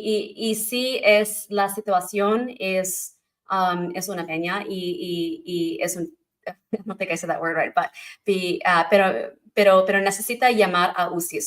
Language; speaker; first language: Spanish; non-native, learner; English